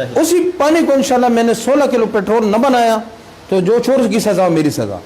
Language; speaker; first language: Urdu; non-native, local second language; Pashto